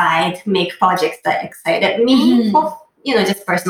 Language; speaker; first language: English; non-native, fluent; Japanese